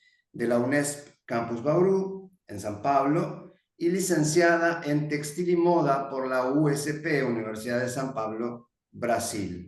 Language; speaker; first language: Spanish; native; Spanish